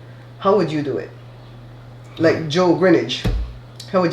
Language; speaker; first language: English; native; English